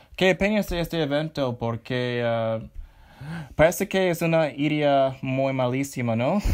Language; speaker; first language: Spanish; non-native, learner; English